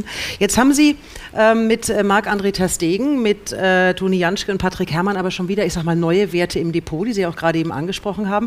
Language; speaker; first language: German; native; German